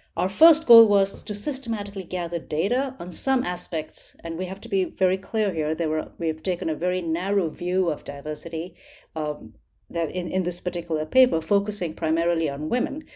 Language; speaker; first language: English; non-native, local second language; Hindi